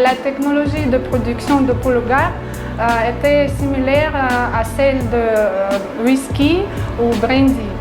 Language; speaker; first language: French; non-native, fluent; Russian